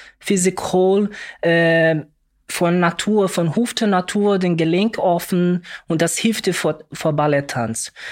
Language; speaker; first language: German; non-native, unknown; Portuguese